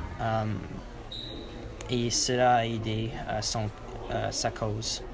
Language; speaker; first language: French; non-native, learner; English